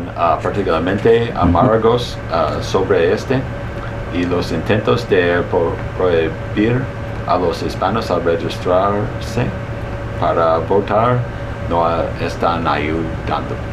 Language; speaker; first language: Spanish; early bilingual, heritage; Spanish